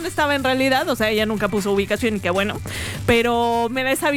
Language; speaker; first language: Spanish; native; Spanish